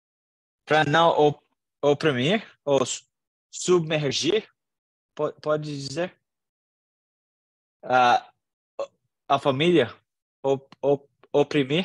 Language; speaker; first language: Portuguese; non-native, learner; English